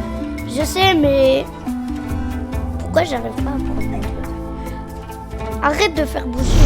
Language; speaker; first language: French; native; French